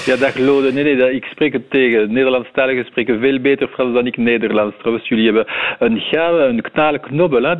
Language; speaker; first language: Dutch; non-native, local second language; French